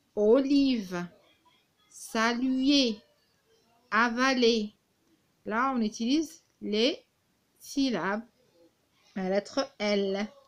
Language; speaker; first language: French; non-native, local second language; Arabic